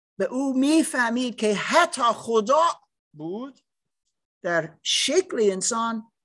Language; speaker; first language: Persian; non-native, learner; English